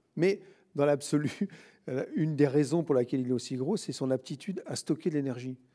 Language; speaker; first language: French; native; French